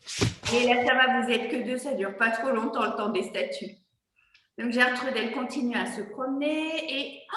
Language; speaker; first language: French; native; French